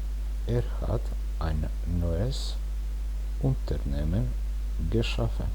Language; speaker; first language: German; non-native, fluent; Bosnian